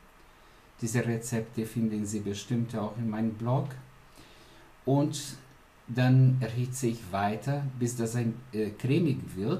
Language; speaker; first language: German; non-native, fluent; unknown